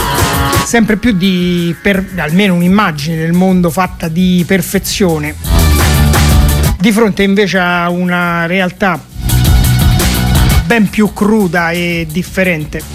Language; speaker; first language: Italian; native; Italian